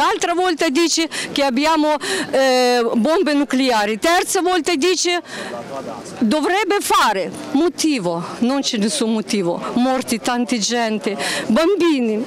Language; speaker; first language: Italian; non-native, learner; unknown